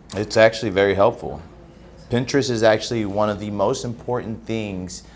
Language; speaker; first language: English; native; English